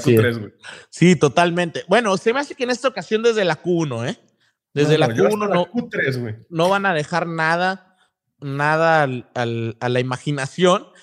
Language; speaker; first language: Spanish; native; Spanish